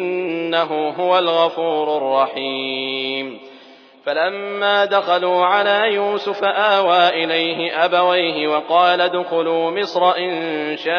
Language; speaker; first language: Arabic; native; Arabic